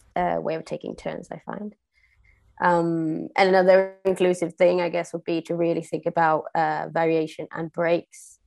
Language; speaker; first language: English; non-native, fluent; Swedish